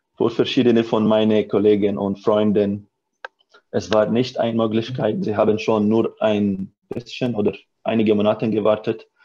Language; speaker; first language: German; non-native, learner; Arabic